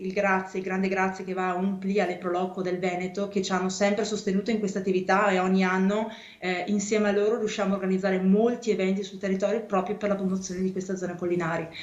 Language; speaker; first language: Italian; native; Italian